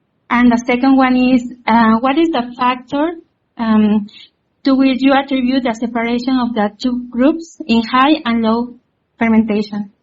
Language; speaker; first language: English; non-native, fluent; Spanish